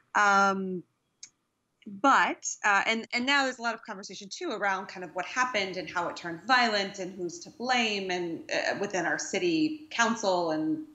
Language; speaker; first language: English; native; English